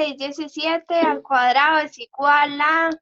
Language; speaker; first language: Spanish; native; Spanish